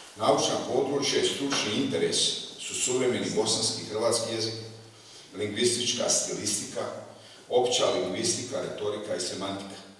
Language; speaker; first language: Bosnian; native; Bosnian